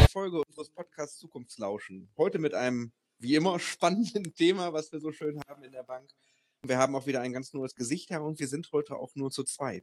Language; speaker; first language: German; native; German